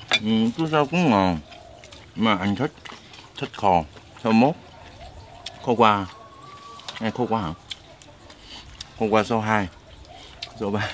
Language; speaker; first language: Vietnamese; non-native, learner; Korean